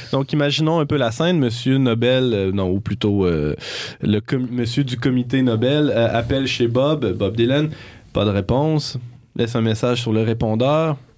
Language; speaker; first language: French; native; French